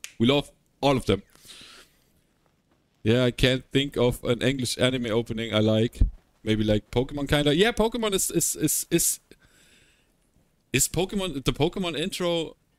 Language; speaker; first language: English; non-native, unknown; German